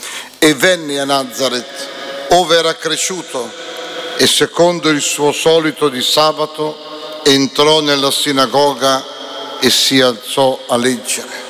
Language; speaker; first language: Italian; native; Italian